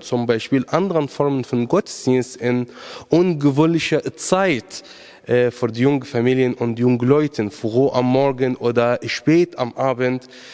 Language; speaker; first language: German; non-native, fluent; Arabic